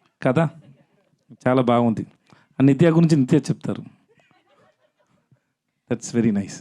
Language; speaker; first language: Telugu; non-native, learner; Tamil